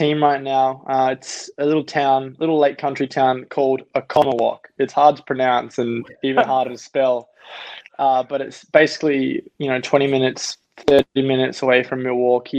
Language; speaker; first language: English; native; English